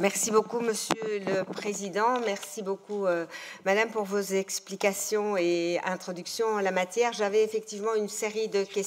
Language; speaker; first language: French; native; French